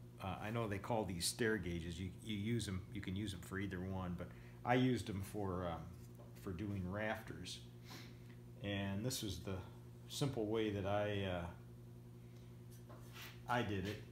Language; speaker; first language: English; native; English